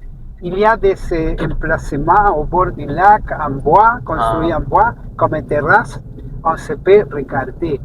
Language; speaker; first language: French; non-native, fluent; Spanish